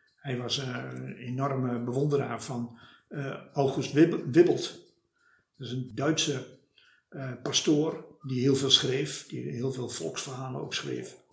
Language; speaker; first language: Dutch; native; Dutch